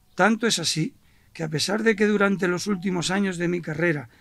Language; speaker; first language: Spanish; native; Spanish